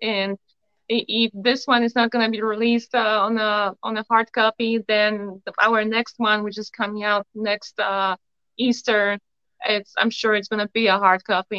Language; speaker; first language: English; non-native, fluent; Polish